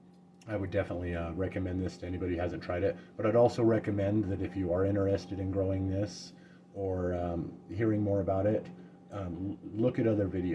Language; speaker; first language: English; native; English